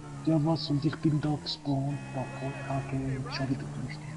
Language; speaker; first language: German; native; German